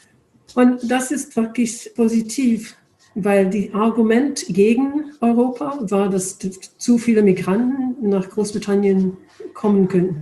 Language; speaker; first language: German; non-native, fluent; English